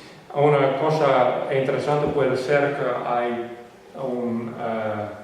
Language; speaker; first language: Spanish; non-native, fluent; Western Frisian